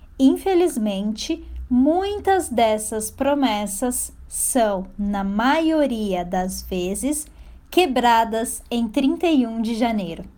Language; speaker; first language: Portuguese; native; Portuguese